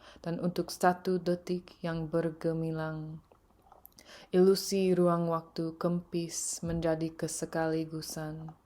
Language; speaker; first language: Indonesian; early bilingual, heritage; English